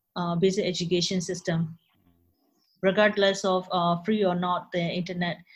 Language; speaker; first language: English; non-native, fluent; Burmese